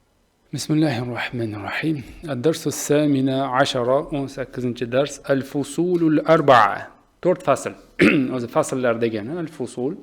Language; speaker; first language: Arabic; non-native, fluent; Uzbek